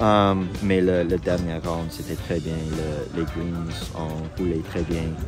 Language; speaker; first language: French; non-native, local second language; English